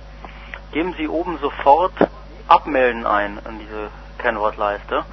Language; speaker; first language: German; native; German